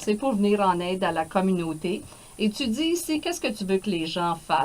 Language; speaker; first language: French; native; French